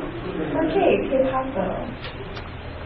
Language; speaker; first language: Spanish; non-native, learner; English